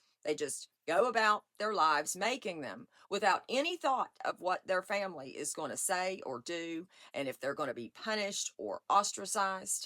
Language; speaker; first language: English; native; English